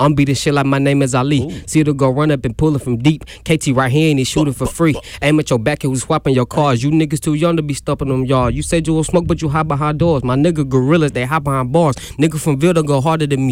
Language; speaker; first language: English; native; English